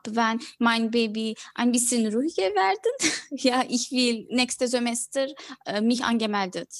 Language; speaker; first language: German; non-native, fluent; Turkish